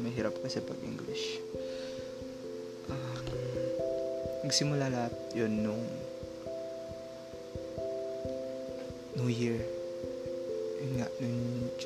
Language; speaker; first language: English; non-native, local second language; Filipino